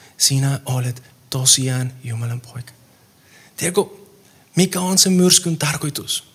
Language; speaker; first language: Finnish; non-native, fluent; Spanish